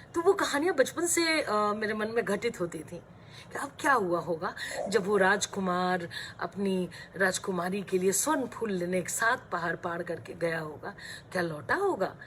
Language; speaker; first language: Hindi; native; Hindi